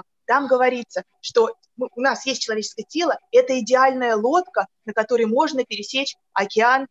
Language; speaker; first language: Russian; native; Russian